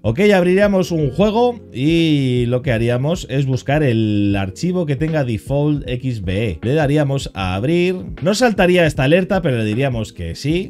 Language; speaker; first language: Spanish; native; Spanish